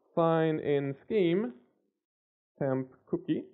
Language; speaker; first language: English; non-native, fluent; Swedish